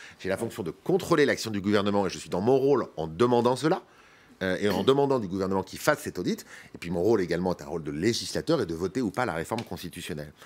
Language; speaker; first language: French; native; French